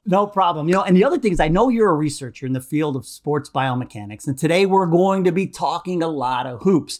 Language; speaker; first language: English; native; English